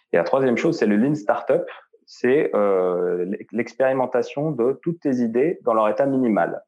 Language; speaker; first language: French; non-native, local second language; Arabic